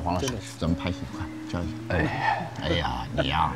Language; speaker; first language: Chinese; native; Chinese